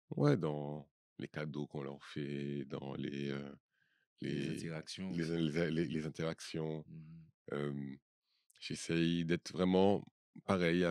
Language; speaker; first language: French; native; French